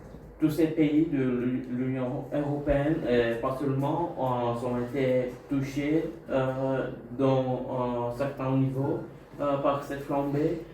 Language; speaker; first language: French; non-native, learner; Bulgarian